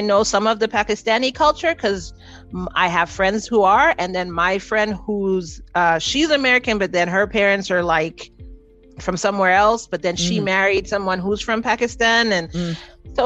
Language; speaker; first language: English; native; English